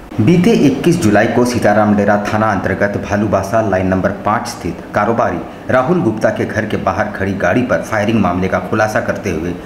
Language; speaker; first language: Hindi; native; Hindi